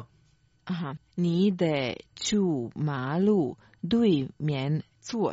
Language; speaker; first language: Chinese; non-native, learner; Croatian